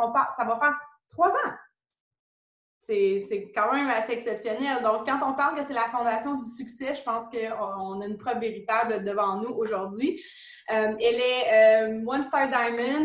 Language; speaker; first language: French; native; French